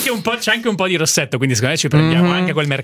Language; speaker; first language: Italian; native; Italian